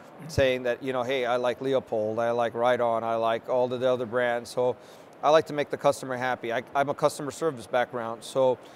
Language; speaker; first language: English; non-native, local second language; Filipino